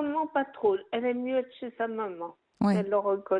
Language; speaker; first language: French; native; French